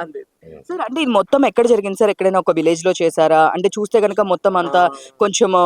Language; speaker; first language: Telugu; native; Telugu